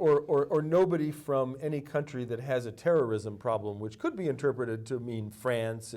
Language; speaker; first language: English; native; English